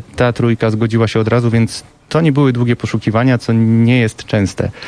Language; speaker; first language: Polish; native; Polish